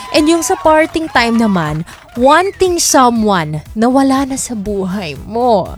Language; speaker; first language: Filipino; native; Filipino